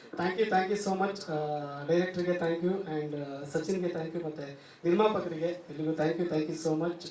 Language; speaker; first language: Kannada; native; Kannada